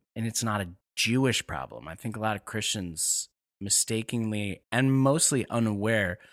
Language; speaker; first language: English; native; English